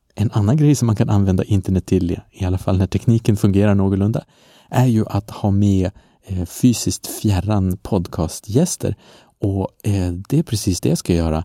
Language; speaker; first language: Swedish; non-native, fluent; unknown